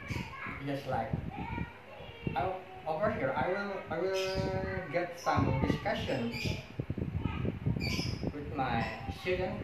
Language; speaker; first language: English; non-native, learner; Indonesian